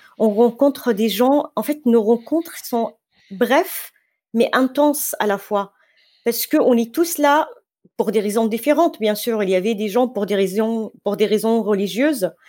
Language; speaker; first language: French; non-native, fluent; Arabic